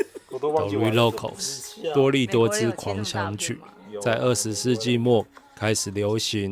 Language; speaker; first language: Chinese; native; Chinese